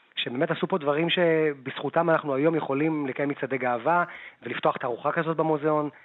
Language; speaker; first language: Hebrew; native; Hebrew